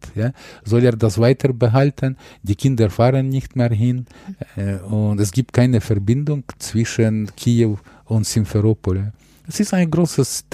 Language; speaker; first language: German; non-native, fluent; Ukrainian